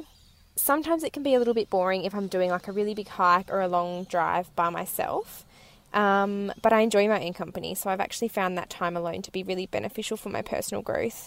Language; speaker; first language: English; native; English